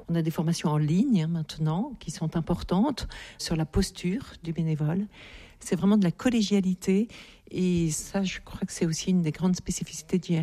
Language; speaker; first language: French; native; French